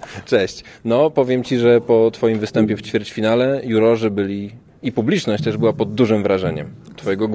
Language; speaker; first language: Polish; native; Polish